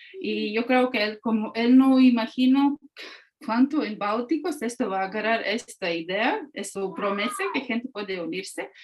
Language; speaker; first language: Spanish; non-native, fluent; Latvian